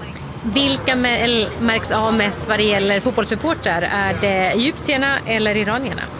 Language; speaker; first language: Swedish; native; Swedish